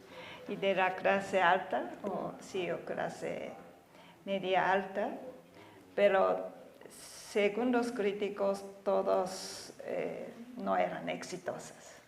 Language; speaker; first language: Spanish; non-native, fluent; Japanese